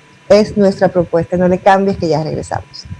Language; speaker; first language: Spanish; native; Spanish